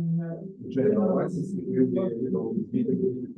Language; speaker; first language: English; non-native, learner; Russian